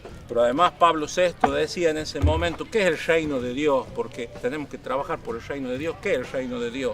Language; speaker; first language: Spanish; native; Spanish